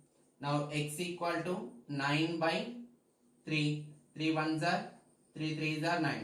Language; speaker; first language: English; non-native, local second language; Telugu